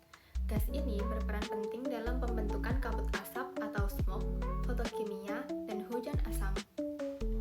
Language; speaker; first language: Indonesian; native; Indonesian